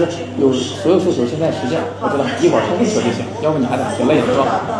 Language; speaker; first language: Chinese; native; Chinese